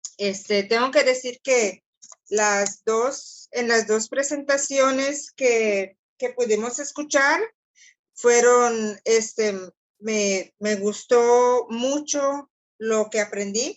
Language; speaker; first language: Spanish; non-native, local second language; English